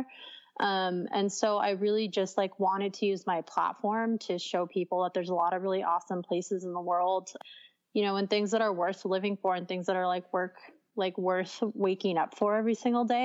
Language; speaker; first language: English; native; English